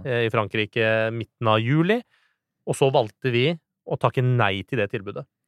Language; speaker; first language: Norwegian; early bilingual, other home language; Persian